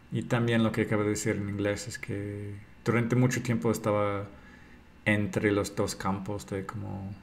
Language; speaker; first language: Spanish; non-native, fluent; English